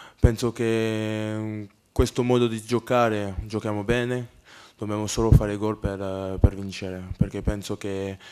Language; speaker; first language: Italian; non-native, learner; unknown